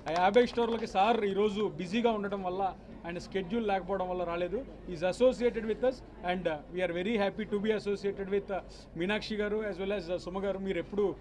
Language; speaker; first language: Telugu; native; Telugu